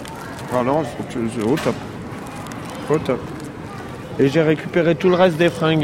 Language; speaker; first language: French; native; French